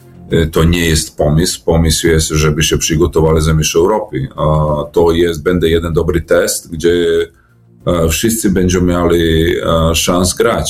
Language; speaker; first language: Polish; non-native, fluent; Serbian